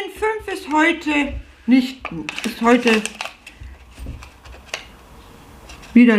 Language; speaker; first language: German; native; German